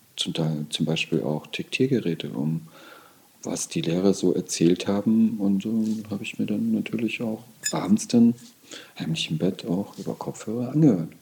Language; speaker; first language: German; native; German